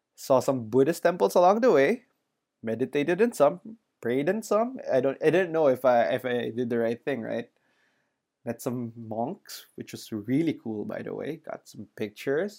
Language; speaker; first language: English; non-native, local second language; Filipino